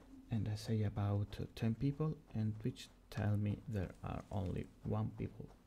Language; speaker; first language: English; non-native, learner; Italian